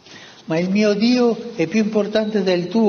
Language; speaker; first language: Italian; early bilingual, heritage; Spanish